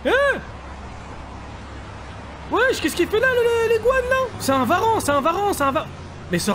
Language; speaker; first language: French; native; French